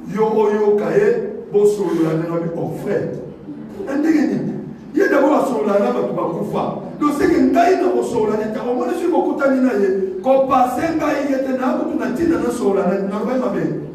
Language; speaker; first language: Lingala; non-native, local second language; Kituba (Democratic Republic of Congo)